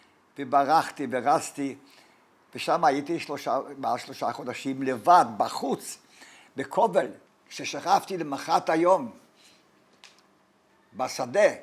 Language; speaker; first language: Hebrew; non-native, fluent; Polish